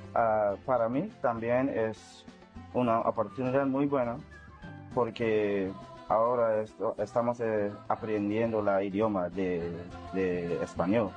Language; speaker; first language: Spanish; non-native, learner; English